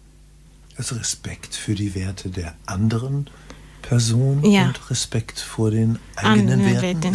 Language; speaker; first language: German; native; German